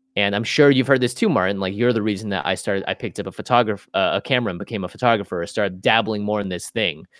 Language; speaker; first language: English; native; English